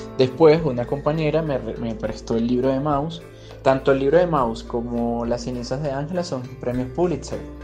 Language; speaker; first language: Spanish; native; Spanish